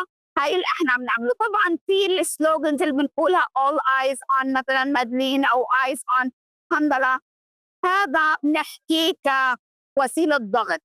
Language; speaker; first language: Arabic; early bilingual, heritage; Arabic